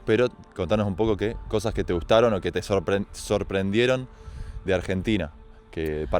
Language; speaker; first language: Spanish; native; Spanish